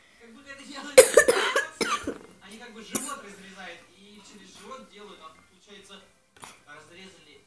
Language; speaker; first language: Russian; native; Russian